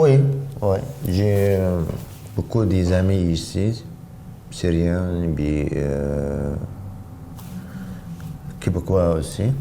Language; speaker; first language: French; non-native, learner; Arabic